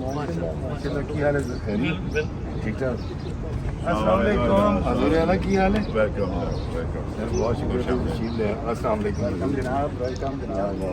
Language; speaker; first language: Urdu; non-native, local second language; Punjabi